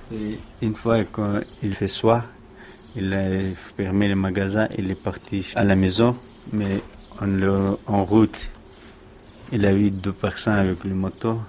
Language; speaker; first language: French; non-native, learner; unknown